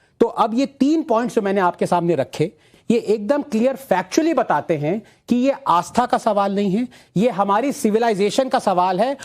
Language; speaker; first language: Hindi; non-native, local second language; Tamil